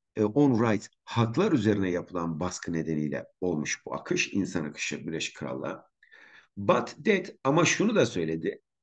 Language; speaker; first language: Turkish; native; Turkish